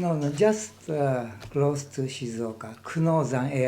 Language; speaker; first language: English; non-native, learner; Japanese